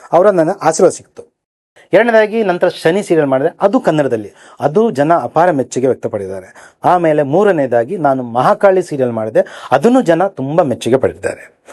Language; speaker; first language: Kannada; native; Kannada